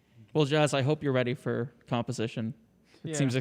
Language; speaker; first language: English; native; English